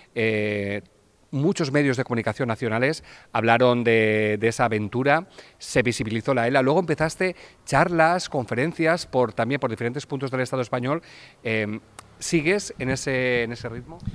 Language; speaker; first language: Spanish; non-native, local second language; Catalan